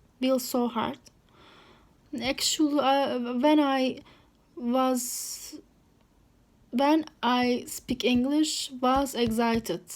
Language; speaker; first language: English; non-native, learner; Turkish